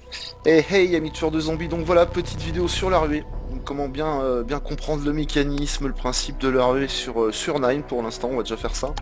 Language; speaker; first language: French; native; French